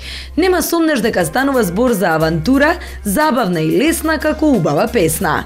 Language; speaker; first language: Macedonian; native; Macedonian